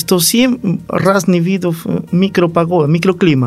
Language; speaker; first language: Russian; non-native, learner; Spanish